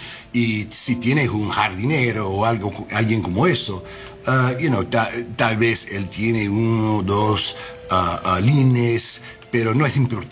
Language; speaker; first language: Spanish; non-native, learner; English